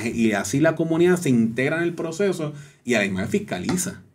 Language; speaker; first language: Spanish; native; Spanish